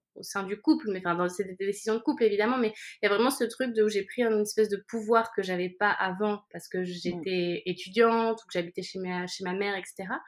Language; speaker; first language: French; native; French